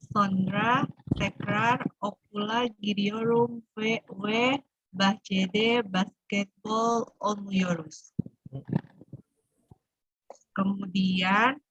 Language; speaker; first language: Turkish; non-native, learner; Indonesian